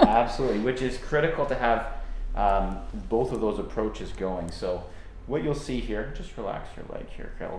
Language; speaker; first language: English; native; English